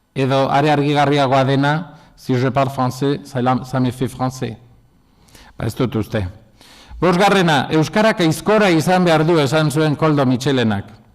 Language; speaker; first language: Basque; non-native, local second language; Spanish